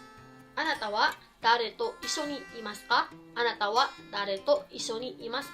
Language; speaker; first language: Japanese; non-native, fluent; Filipino